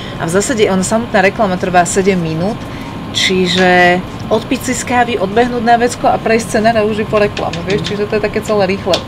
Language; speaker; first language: Slovak; native; Slovak